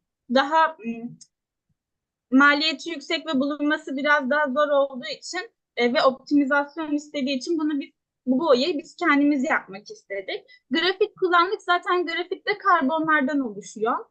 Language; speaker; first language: Turkish; native; Turkish